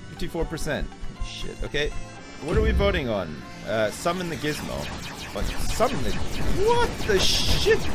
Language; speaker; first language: English; native; English